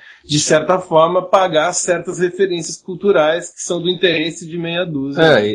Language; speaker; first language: Portuguese; native; Portuguese